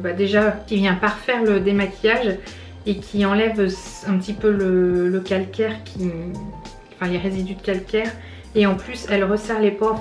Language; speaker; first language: French; native; French